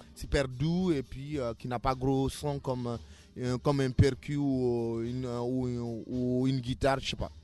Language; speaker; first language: French; non-native, local second language; Mandingo